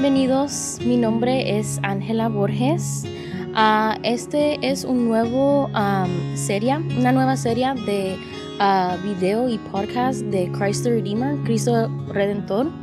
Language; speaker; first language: Spanish; early bilingual, heritage; English